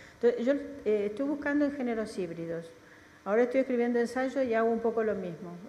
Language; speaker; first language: Spanish; native; Spanish